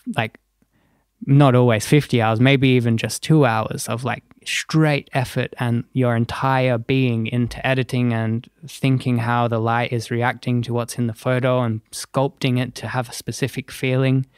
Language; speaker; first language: English; native; English